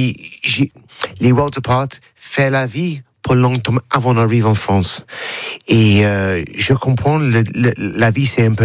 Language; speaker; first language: French; non-native, learner; English